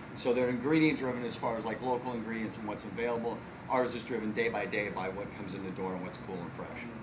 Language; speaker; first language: English; native; English